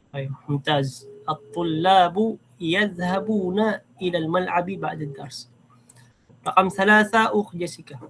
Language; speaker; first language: Arabic; non-native, fluent; Filipino